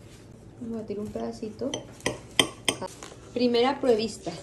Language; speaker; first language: Spanish; native; Spanish